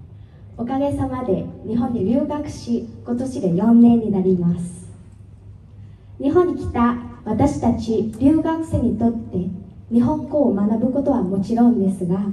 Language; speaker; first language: Japanese; non-native, fluent; Vietnamese